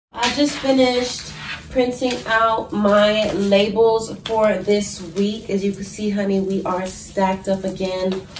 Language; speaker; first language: English; native; English